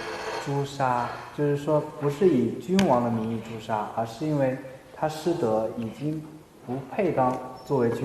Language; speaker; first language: Chinese; native; Chinese